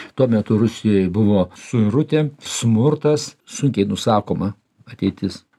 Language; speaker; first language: Lithuanian; native; Lithuanian